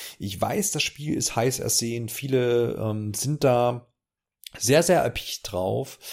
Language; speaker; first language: German; native; German